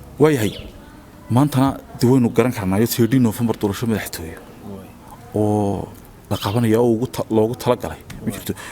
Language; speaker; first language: Somali; native; Somali